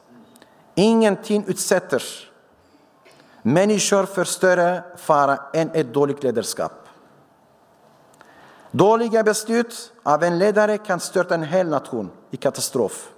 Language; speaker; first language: Swedish; non-native, fluent; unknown